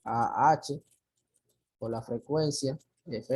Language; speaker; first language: Spanish; native; Spanish